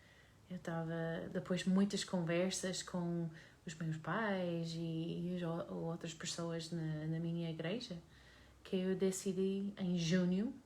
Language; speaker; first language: Portuguese; non-native, learner; English